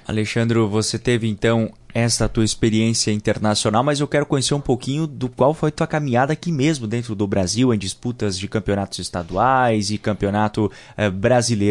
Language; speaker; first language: Portuguese; native; Portuguese